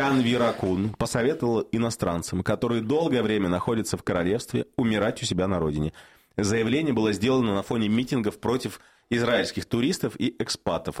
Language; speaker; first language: Russian; native; Russian